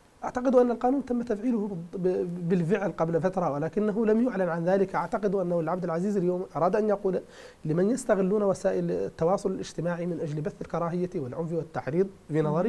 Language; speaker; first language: Arabic; native; Arabic